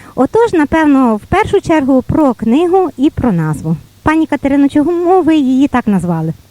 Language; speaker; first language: Ukrainian; native; Ukrainian